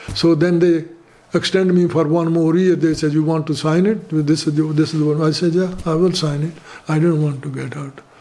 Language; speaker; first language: English; non-native, fluent; Punjabi